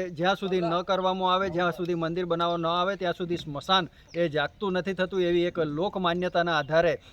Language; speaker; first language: Gujarati; native; Gujarati